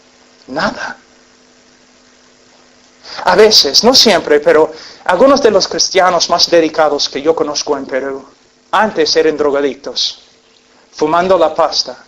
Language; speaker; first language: Spanish; non-native, fluent; English